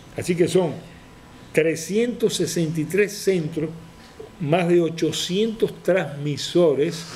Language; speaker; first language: Spanish; native; Spanish